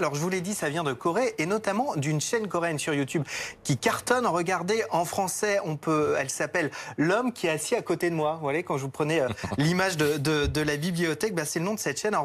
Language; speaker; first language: French; native; French